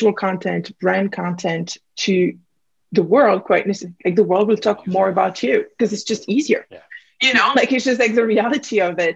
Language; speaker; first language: English; non-native, fluent; French